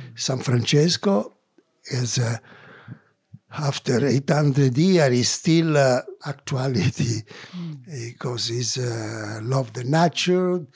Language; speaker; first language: English; non-native, learner; Italian